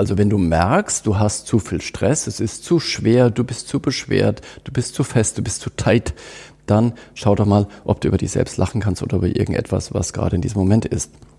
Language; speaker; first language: German; native; German